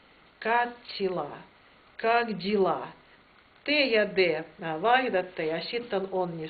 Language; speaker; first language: Finnish; non-native, fluent; Russian